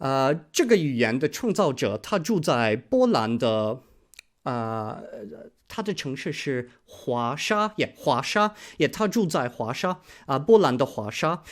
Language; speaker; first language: Chinese; non-native, learner; English